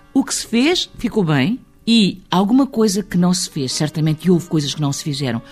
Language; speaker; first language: Portuguese; early bilingual, heritage; Portuguese